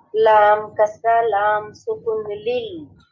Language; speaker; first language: Arabic; non-native, learner; Bangla